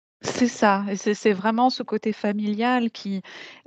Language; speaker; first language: French; native; French